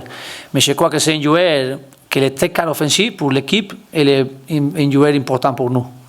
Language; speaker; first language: French; non-native, learner; Spanish